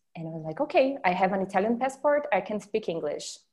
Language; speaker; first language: English; non-native, fluent; Portuguese